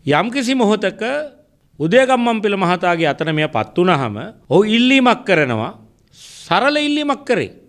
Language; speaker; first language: Sinhala; native; Sinhala